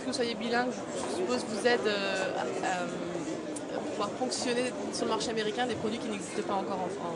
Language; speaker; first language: French; native; French